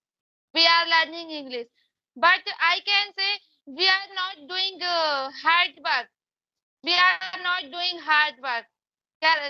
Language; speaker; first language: English; non-native, learner; Hindi